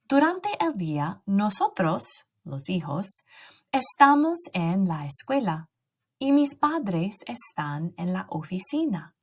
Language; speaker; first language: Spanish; non-native, learner; English